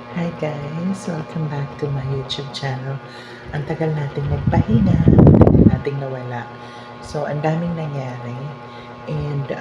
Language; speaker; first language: Filipino; native; Filipino